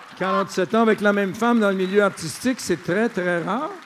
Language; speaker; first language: French; native; French